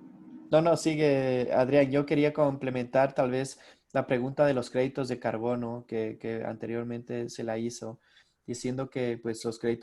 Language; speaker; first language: Spanish; native; Spanish